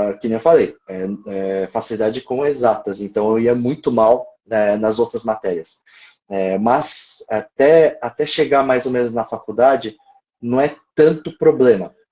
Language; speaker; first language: Portuguese; early bilingual, other home language; Japanese